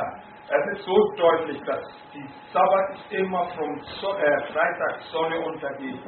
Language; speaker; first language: German; non-native, fluent; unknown